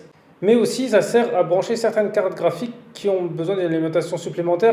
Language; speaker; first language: French; native; French